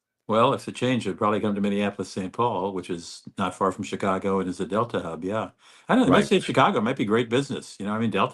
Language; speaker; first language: English; native; English